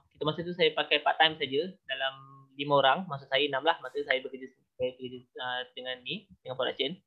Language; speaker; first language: Malay; native; Malay